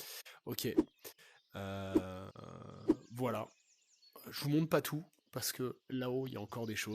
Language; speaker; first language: French; native; French